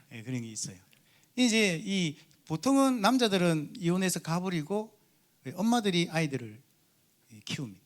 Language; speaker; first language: Korean; native; Korean